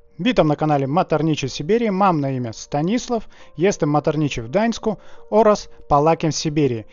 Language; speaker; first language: Polish; non-native, fluent; Russian